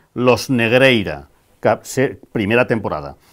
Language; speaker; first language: Spanish; non-native, local second language; Catalan